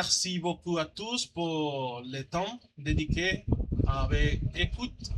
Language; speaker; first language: French; non-native, learner; Spanish